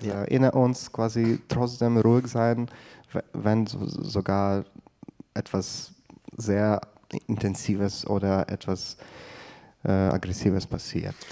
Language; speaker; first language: German; non-native, fluent; Ukrainian